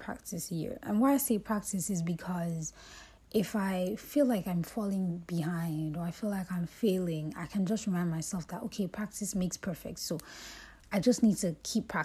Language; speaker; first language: English; non-native, local second language; Yoruba